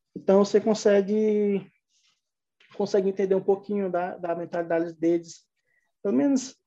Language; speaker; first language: Portuguese; native; Portuguese